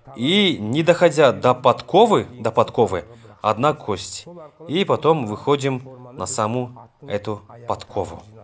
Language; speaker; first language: Russian; non-native, local second language; Kazakh